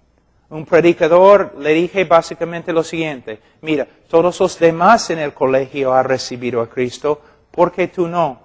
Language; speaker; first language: Spanish; non-native, fluent; English